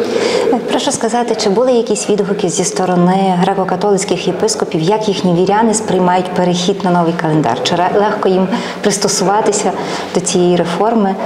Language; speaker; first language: Ukrainian; native; Ukrainian